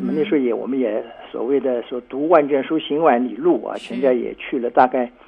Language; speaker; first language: Chinese; native; Chinese